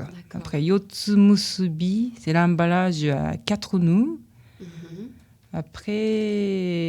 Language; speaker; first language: French; non-native, learner; Japanese